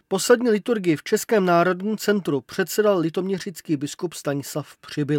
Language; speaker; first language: Czech; native; Czech